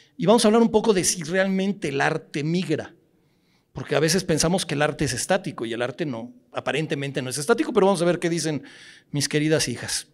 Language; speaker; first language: Spanish; native; Spanish